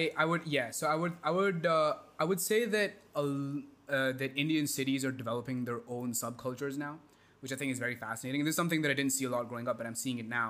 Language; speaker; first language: English; non-native, local second language; Hindi